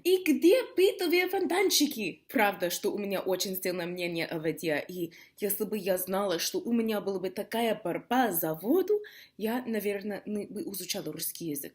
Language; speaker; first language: Russian; non-native, fluent; English